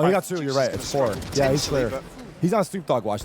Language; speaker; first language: English; native; English